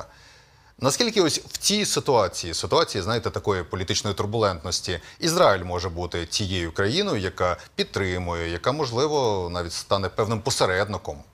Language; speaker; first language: Ukrainian; native; Ukrainian